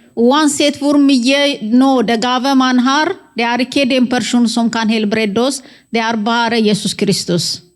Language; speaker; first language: Norwegian; non-native, fluent; Amharic